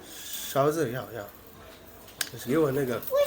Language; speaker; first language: Chinese; non-native, learner; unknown